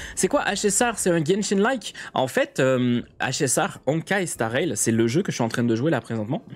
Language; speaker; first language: French; native; French